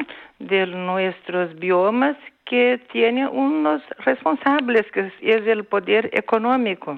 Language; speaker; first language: Spanish; non-native, fluent; Portuguese